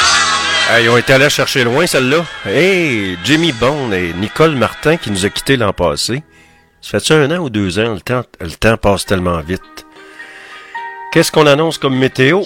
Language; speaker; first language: French; native; French